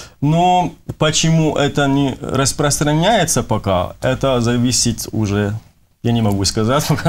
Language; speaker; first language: Russian; non-native, fluent; Persian